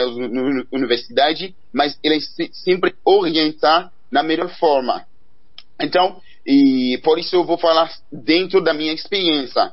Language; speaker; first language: Portuguese; non-native, learner; Haitian Creole